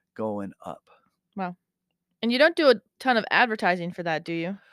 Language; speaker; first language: English; native; English